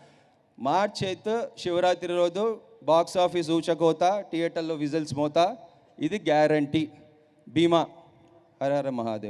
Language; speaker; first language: Telugu; native; Telugu